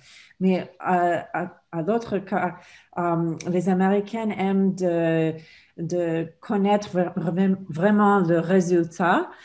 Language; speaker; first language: French; non-native, fluent; English